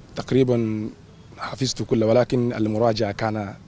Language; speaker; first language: Arabic; non-native, fluent; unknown